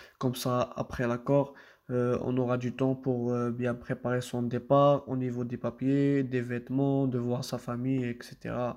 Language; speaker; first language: French; non-native, local second language; Arabic